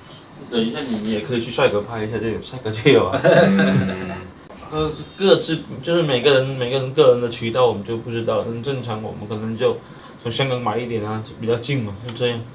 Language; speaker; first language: Chinese; native; Chinese